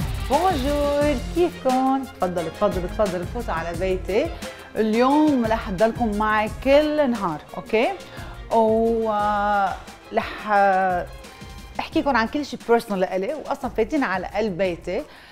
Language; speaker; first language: Arabic; native; Arabic